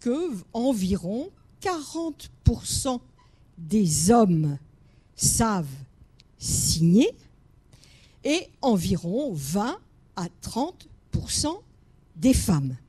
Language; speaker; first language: French; native; French